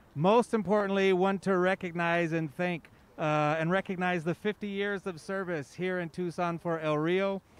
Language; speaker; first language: English; native; English